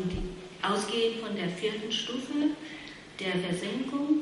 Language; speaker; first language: German; non-native, fluent; Vietnamese